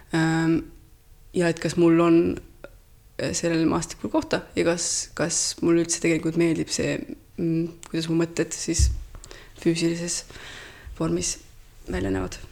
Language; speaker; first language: Estonian; early bilingual, heritage; Estonian